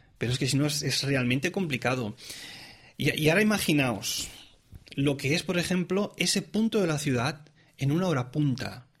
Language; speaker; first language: Spanish; non-native, local second language; Catalan